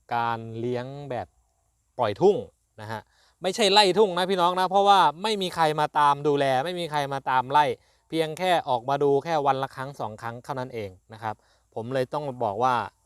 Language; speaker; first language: Thai; native; Thai